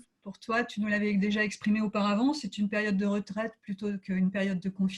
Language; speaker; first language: French; native; French